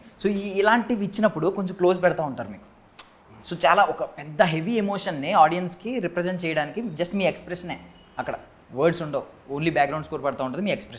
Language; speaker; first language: Telugu; native; Telugu